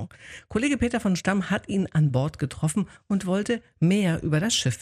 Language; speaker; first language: German; native; German